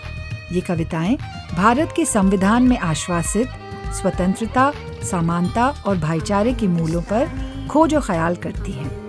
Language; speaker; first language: Hindi; native; Hindi